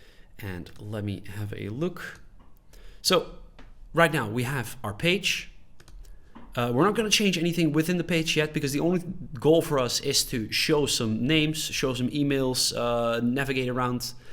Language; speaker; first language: English; non-native, fluent; Dutch